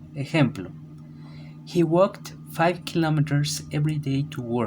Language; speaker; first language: English; non-native, fluent; Spanish